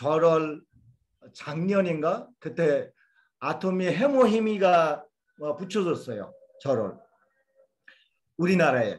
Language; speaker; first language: Korean; non-native, fluent; Bangla